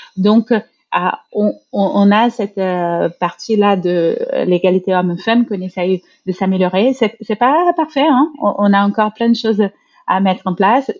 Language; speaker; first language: French; non-native, fluent; Portuguese